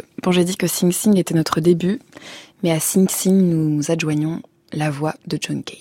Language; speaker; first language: French; native; French